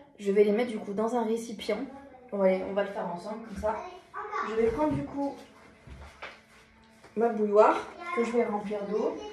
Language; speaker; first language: French; native; French